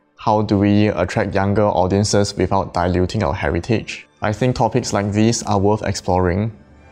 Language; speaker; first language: English; non-native, local second language; Chinese